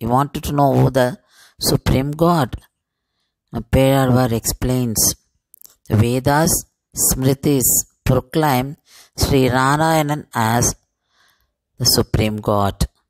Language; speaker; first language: English; non-native, local second language; Tamil